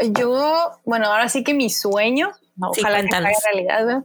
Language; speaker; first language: Spanish; native; Spanish